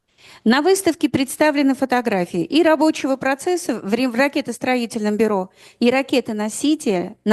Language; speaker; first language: Russian; native; Russian